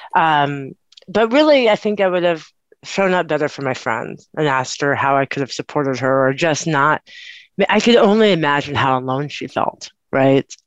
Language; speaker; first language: English; native; English